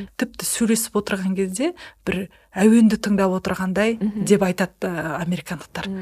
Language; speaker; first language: Kazakh; native; Kazakh